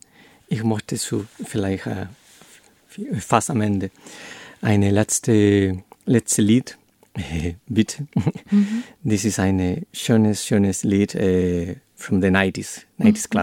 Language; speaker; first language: German; non-native, learner; Spanish